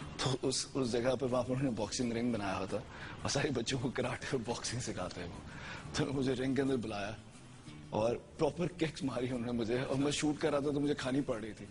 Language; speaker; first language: Urdu; native; Urdu